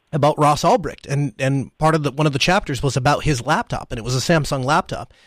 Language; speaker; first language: English; early bilingual, other home language; Hindi